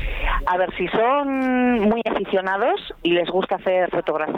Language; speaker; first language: Spanish; native; Spanish